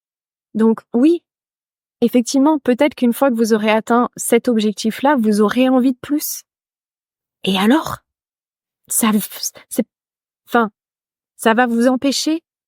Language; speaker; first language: French; native; French